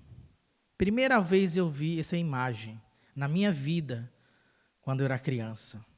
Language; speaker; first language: Portuguese; non-native, local second language; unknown